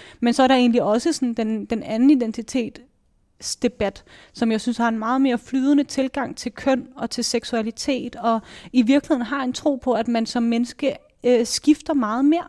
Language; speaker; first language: Danish; native; Danish